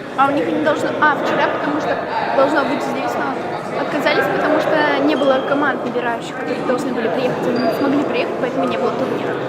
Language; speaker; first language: Russian; native; Russian